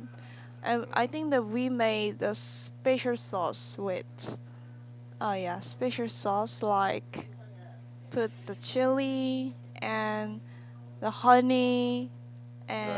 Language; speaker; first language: English; non-native, learner; Korean